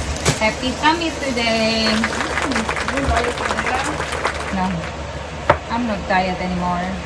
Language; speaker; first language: English; non-native, learner; Indonesian